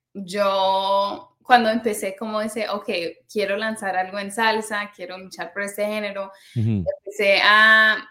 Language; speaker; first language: Spanish; early bilingual, heritage; Spanish